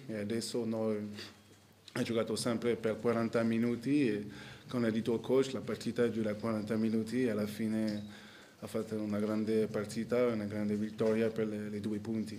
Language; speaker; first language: Italian; non-native, learner; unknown